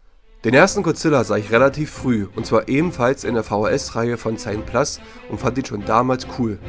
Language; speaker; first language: German; native; German